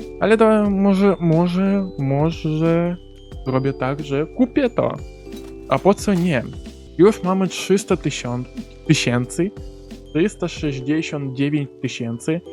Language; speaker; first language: Polish; non-native, learner; Ukrainian